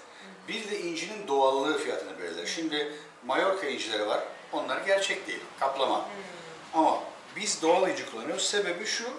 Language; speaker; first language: Turkish; native; Turkish